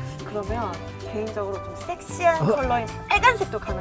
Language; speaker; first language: Korean; native; Korean